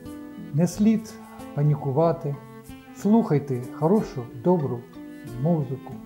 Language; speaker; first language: Ukrainian; non-native, local second language; Russian